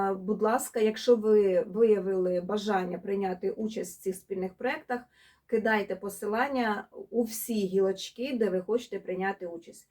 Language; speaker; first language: Ukrainian; non-native, local second language; Russian